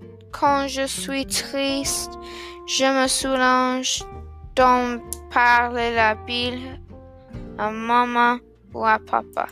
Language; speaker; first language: French; non-native, learner; English